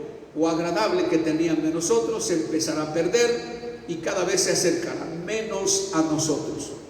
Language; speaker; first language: Spanish; native; Spanish